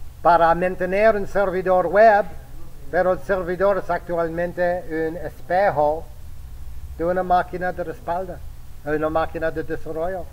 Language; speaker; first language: Spanish; non-native, fluent; English